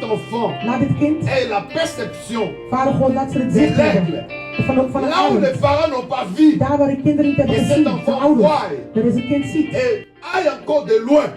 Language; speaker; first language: French; non-native, local second language; Lingala